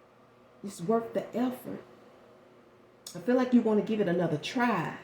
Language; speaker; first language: English; native; English